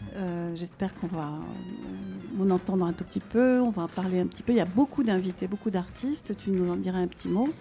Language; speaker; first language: French; non-native, fluent; Arabic